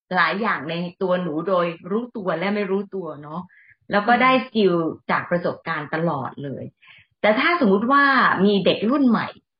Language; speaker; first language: Thai; native; Thai